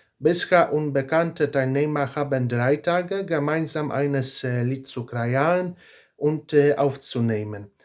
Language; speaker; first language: German; non-native, learner; Polish